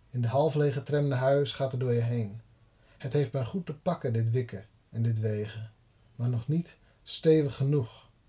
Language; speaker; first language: Dutch; non-native, local second language; Western Frisian